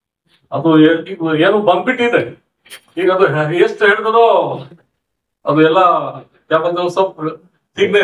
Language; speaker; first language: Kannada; non-native, local second language; Urdu